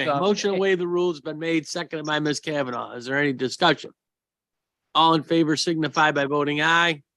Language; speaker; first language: English; native; English